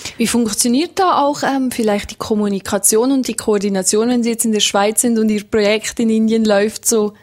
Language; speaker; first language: German; native; German